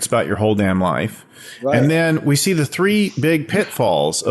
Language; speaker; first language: English; native; English